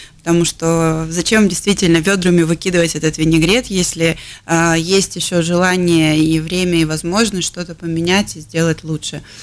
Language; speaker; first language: Russian; native; Russian